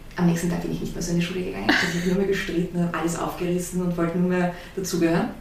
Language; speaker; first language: German; early bilingual, heritage; German